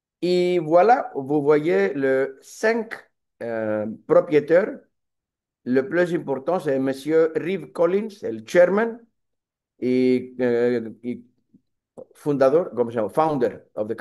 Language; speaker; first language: French; non-native, learner; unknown